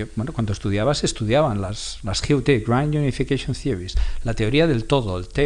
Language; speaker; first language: Spanish; non-native, local second language; Catalan